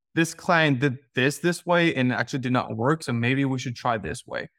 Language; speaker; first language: English; non-native, fluent; Spanish